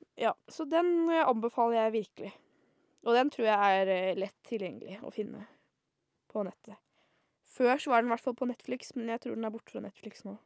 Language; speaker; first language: Norwegian; native; Norwegian